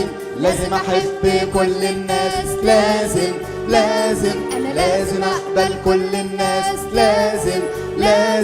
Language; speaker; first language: Arabic; native; Arabic